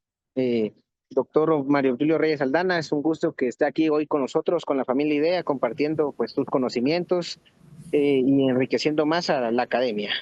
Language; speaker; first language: Spanish; native; Spanish